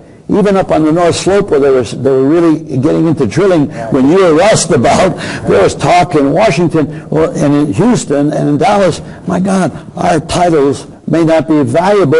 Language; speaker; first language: English; native; English